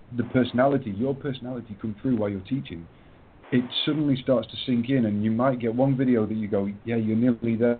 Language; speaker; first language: English; native; English